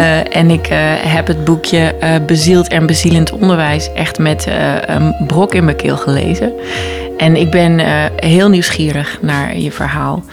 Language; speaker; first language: Dutch; native; Dutch